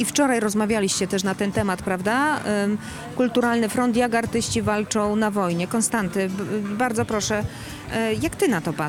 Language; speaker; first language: Polish; native; Polish